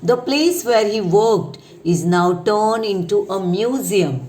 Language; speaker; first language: English; non-native, local second language; Marathi